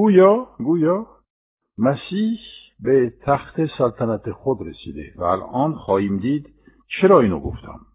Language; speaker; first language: Persian; non-native, fluent; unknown